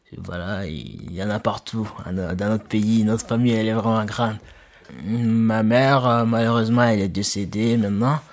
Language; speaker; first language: French; non-native, local second language; Soninke